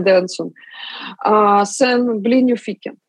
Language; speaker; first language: Swedish; non-native, fluent; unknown